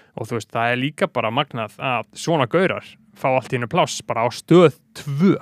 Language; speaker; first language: Icelandic; native; Icelandic